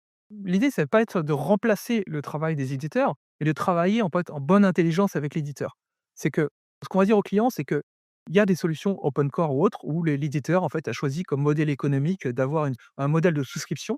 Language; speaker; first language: French; native; French